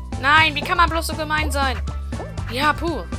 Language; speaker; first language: German; native; German